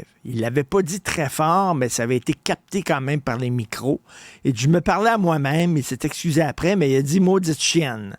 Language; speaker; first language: French; native; French